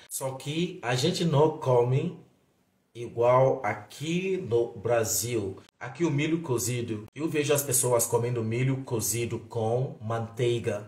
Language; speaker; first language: Portuguese; non-native, fluent; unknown